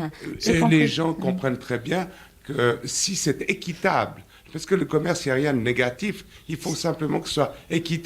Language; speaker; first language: French; native; French